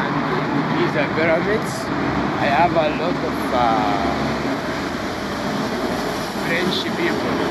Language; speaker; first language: English; non-native, learner; Arabic